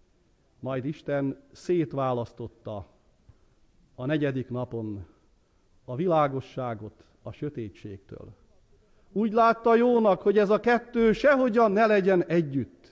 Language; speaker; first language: Hungarian; native; Hungarian